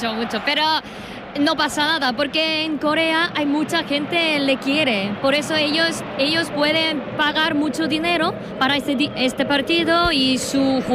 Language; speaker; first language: Spanish; non-native, fluent; Korean